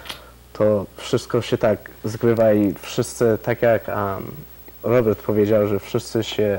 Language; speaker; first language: Polish; early bilingual, heritage; Polish